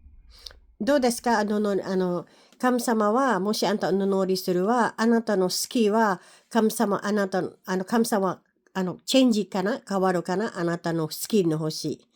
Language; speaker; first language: Japanese; non-native, learner; Filipino